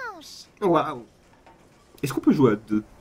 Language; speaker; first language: French; native; French